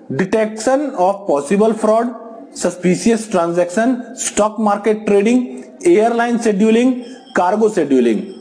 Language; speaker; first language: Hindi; non-native, local second language; Punjabi